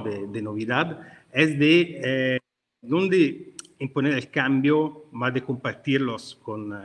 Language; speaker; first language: Spanish; non-native, learner; Italian